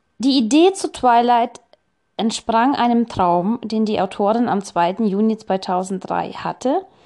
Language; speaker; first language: German; non-native, fluent; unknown